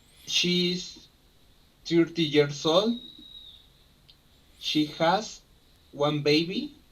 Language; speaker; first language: English; non-native, learner; Spanish